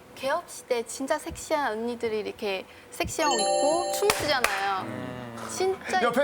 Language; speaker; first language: Korean; non-native, fluent; Chinese